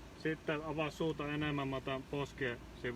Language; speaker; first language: Finnish; native; Finnish